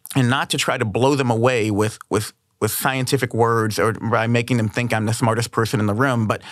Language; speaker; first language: English; native; English